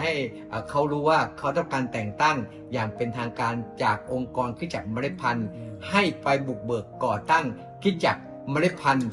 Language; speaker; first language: Thai; native; Thai